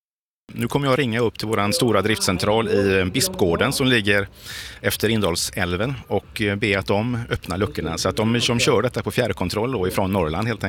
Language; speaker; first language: Swedish; native; Swedish